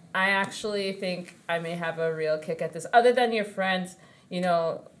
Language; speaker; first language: English; early bilingual, other home language; Yoruba